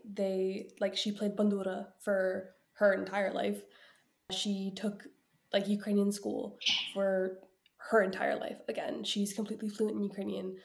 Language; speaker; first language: English; early bilingual, other home language; Ukrainian